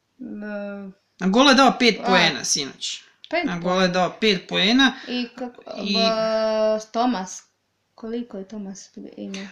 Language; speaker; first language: Serbian; native; Serbian